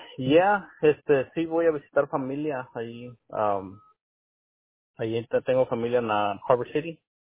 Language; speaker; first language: Spanish; early bilingual, heritage; Spanish